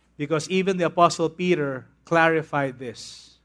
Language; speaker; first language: English; non-native, local second language; Filipino